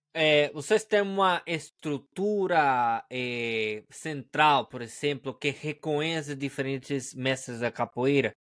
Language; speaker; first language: Portuguese; non-native, learner; Spanish